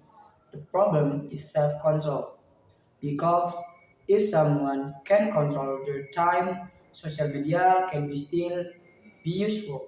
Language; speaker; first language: English; non-native, learner; Indonesian